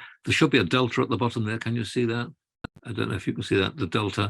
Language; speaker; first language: English; native; English